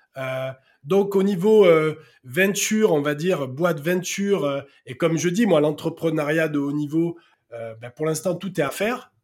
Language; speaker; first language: French; native; French